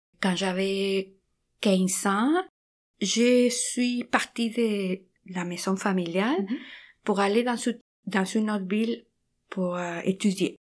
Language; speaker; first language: French; non-native, fluent; Spanish